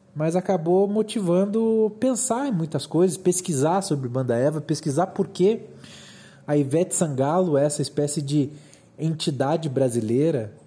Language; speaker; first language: Portuguese; native; Portuguese